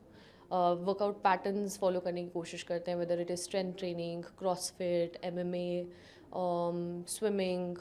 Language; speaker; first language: Hindi; native; Hindi